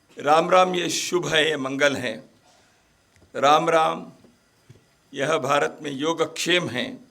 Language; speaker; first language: Hindi; non-native, local second language; Kannada